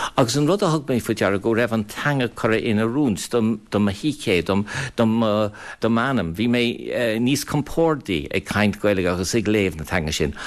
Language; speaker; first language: Irish; non-native, fluent; English